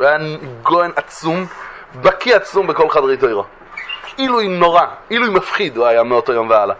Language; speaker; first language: Hebrew; native; Hebrew